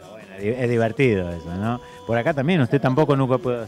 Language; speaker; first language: Spanish; native; Spanish